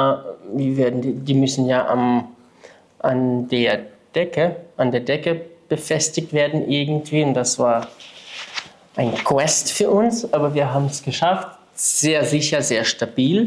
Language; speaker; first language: German; non-native, fluent; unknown